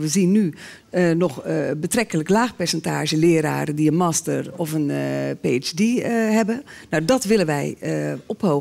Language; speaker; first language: Dutch; native; Dutch